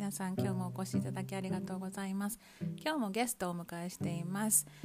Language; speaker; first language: Japanese; native; Japanese